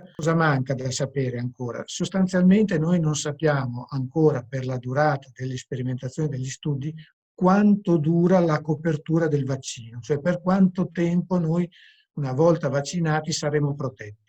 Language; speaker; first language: Italian; native; Italian